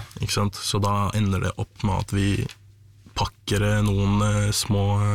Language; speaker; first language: Norwegian; non-native, fluent; Arabic